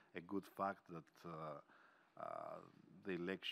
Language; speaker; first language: English; non-native, fluent; Greek